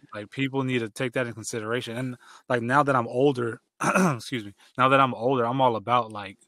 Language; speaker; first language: English; early bilingual, other home language; Filipino